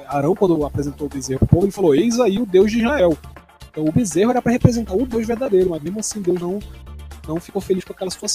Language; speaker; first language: Portuguese; native; Portuguese